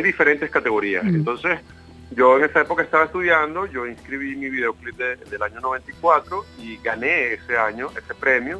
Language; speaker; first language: Spanish; native; Spanish